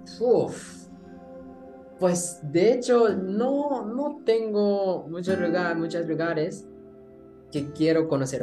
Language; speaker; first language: Spanish; non-native, learner; Japanese